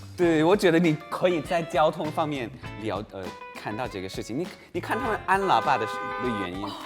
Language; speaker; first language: Chinese; non-native, fluent; English